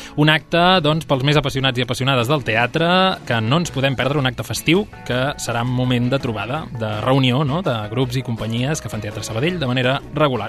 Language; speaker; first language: Catalan; native; Catalan